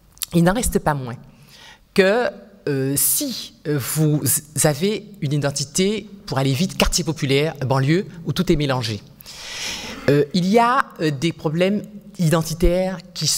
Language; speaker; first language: French; native; French